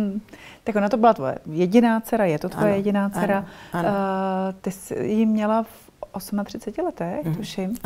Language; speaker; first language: Czech; native; Czech